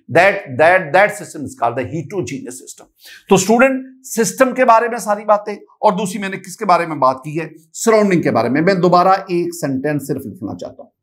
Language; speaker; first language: Urdu; non-native, local second language; Punjabi